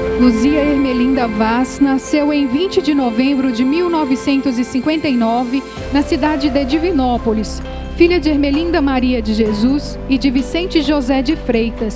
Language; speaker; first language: Portuguese; native; Portuguese